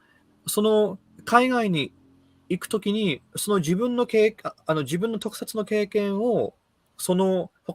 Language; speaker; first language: Japanese; early bilingual, heritage; Japanese